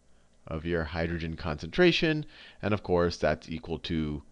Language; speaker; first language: English; native; English